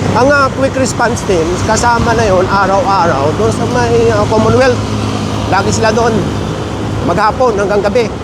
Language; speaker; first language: Filipino; native; Filipino